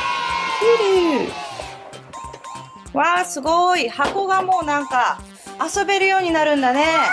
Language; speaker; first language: Japanese; native; Japanese